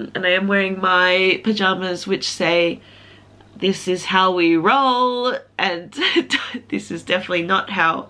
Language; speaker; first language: English; native; English